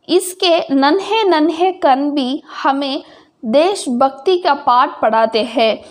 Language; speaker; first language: Hindi; non-native, local second language; Tamil